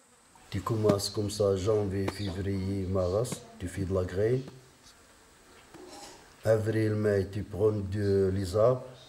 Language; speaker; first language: French; non-native, learner; Riffian